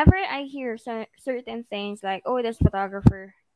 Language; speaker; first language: English; non-native, local second language; Filipino